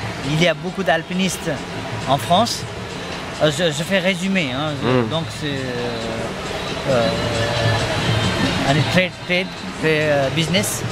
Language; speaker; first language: French; non-native, fluent; Nepali